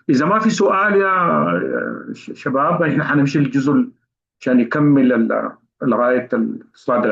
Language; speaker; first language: Arabic; native; Arabic